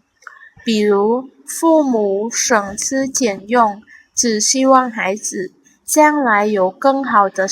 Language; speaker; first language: Chinese; non-native, fluent; Khmer